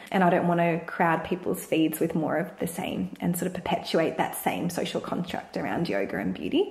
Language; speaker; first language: English; native; English